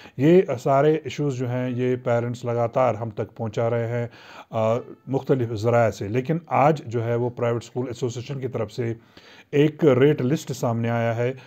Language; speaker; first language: Hindi; non-native, local second language; Kashmiri